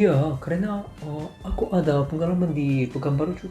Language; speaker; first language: Indonesian; non-native, learner; Korean